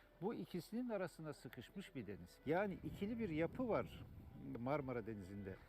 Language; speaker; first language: Turkish; native; Turkish